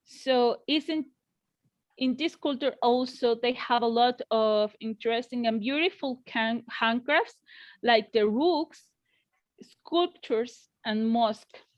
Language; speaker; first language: English; non-native, learner; Spanish